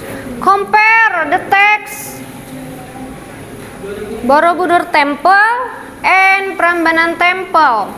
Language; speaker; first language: English; non-native, learner; Indonesian